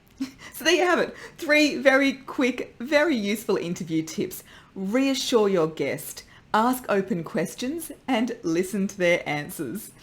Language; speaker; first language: English; native; English